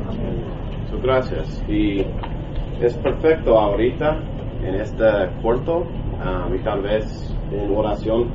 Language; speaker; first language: Spanish; non-native, learner; English